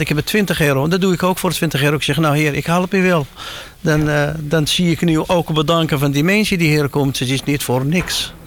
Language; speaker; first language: Dutch; non-native, learner; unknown